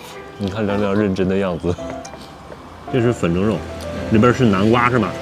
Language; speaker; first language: Chinese; native; Chinese